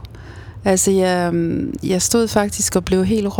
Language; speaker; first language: Danish; native; Danish